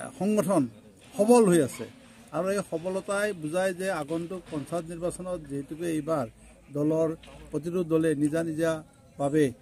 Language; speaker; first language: Assamese; native; Assamese